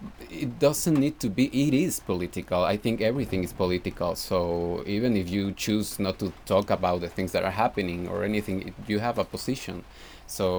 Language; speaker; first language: English; non-native, fluent; Spanish